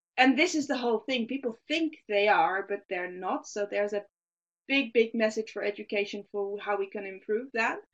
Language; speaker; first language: English; non-native, fluent; Dutch